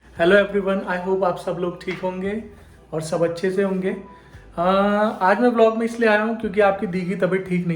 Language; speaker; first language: Hindi; native; Hindi